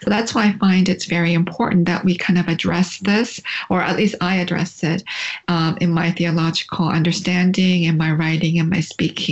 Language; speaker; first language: English; native; English